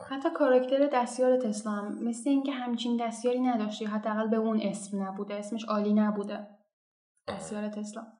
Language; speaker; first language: Persian; non-native, local second language; Azerbaijani